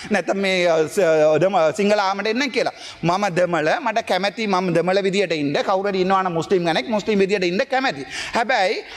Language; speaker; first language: Sinhala; non-native, local second language; Tamil